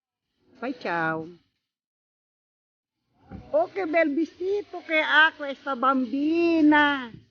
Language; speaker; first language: Italian; non-native, learner; Filipino